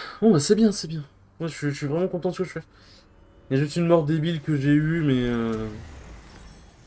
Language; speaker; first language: French; native; French